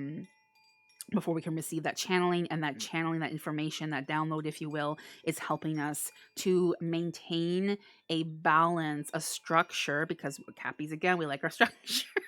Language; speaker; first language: English; native; English